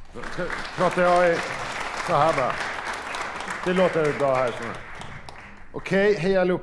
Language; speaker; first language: Swedish; native; Swedish